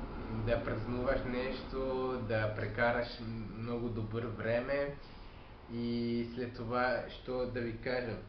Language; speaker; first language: Bulgarian; non-native, learner; French